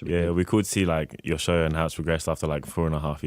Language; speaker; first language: English; native; English